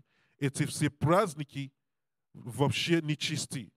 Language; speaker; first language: Russian; non-native, learner; English